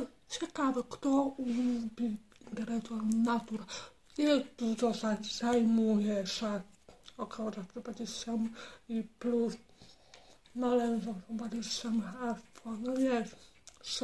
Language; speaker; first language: Polish; non-native, learner; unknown